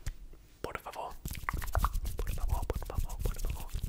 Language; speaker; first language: Spanish; non-native, learner; English